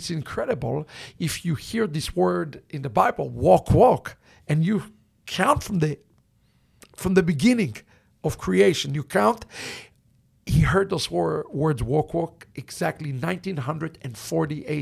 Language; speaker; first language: English; non-native, fluent; Hebrew